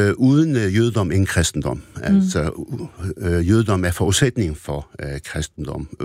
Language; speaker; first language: Danish; early bilingual, other home language; Arabic